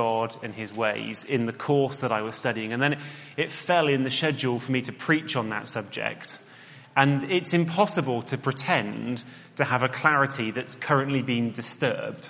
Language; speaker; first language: English; native; English